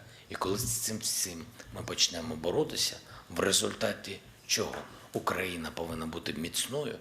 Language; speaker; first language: Ukrainian; non-native, local second language; Russian